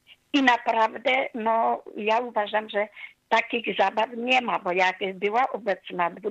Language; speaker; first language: Polish; non-native, fluent; Hungarian